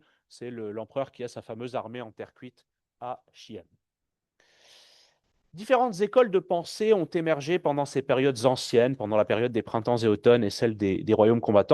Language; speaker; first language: French; native; French